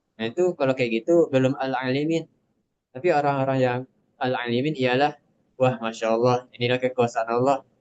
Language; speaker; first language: Indonesian; non-native, local second language; Minangkabau